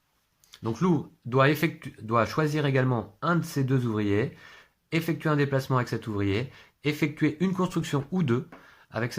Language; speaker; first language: French; native; French